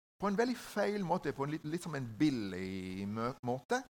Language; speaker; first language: Norwegian; non-native, learner; Spanish